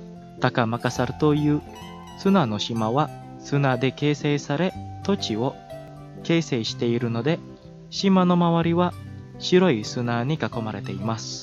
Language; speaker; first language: Japanese; non-native, fluent; Indonesian